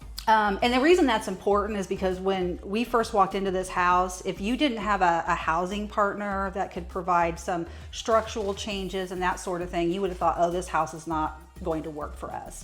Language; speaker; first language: English; native; English